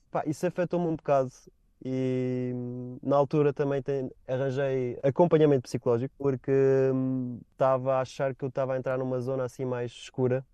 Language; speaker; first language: Portuguese; native; Portuguese